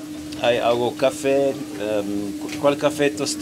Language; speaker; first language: Spanish; non-native, fluent; Dutch